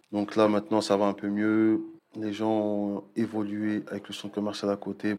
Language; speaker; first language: French; native; French